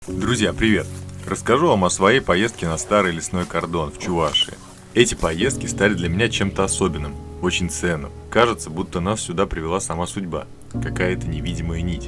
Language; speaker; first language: Russian; native; Russian